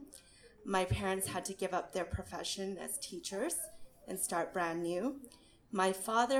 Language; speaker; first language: English; native; English